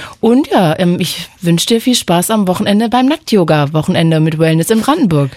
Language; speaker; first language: German; native; German